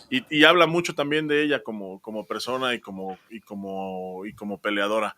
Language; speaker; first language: Spanish; native; Spanish